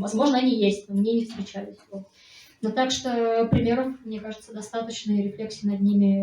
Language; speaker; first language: Russian; native; Russian